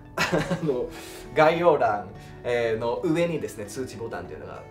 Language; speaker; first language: Japanese; non-native, fluent; English